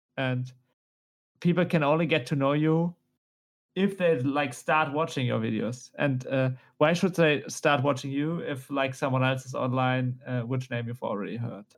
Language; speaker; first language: English; non-native, fluent; German